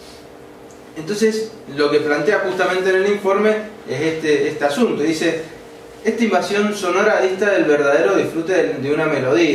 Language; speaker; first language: Spanish; native; Spanish